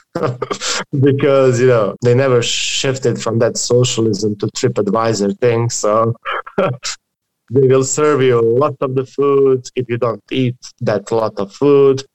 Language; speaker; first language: English; non-native, fluent; Croatian